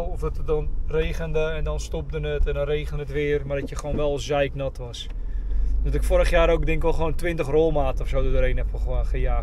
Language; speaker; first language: Dutch; native; Dutch